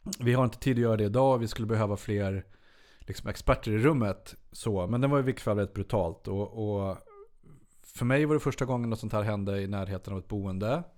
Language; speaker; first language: Swedish; native; Swedish